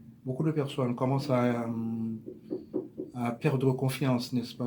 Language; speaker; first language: French; native; French